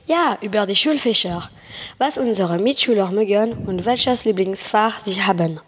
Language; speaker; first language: German; non-native, learner; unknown